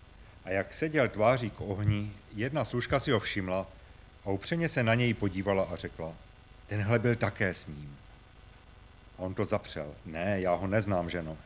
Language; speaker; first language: Czech; native; Czech